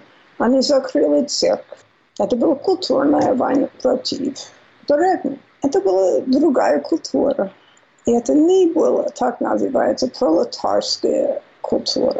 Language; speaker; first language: Russian; non-native, fluent; English